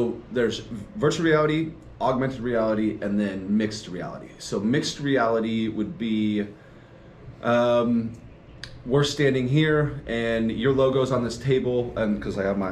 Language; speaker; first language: English; native; English